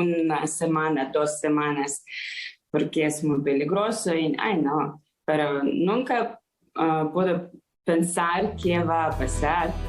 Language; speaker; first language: Spanish; non-native, learner; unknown